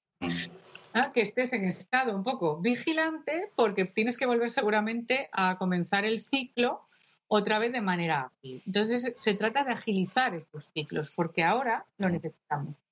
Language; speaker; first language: Spanish; native; Spanish